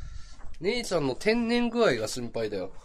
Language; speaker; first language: Japanese; native; Japanese